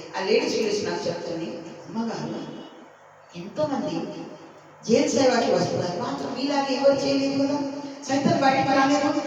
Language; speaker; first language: Telugu; non-native, learner; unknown